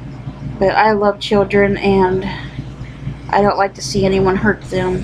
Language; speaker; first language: English; native; English